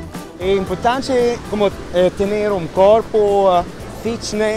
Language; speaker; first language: Portuguese; non-native, learner; Swedish